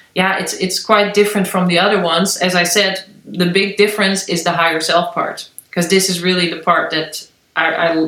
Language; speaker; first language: English; non-native, fluent; Dutch